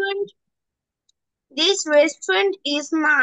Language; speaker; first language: English; non-native, learner; Bangla